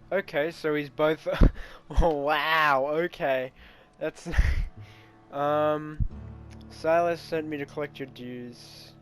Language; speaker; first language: English; native; English